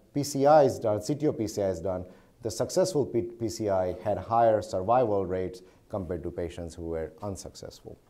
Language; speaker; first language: English; non-native, local second language; Gujarati